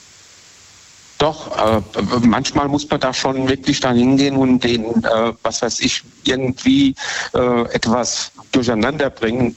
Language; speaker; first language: German; native; German